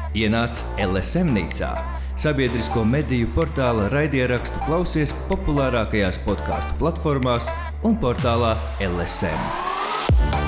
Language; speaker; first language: Latvian; non-native, local second language; Russian